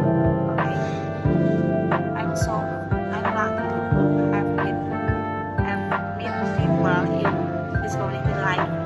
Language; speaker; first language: English; non-native, learner; Indonesian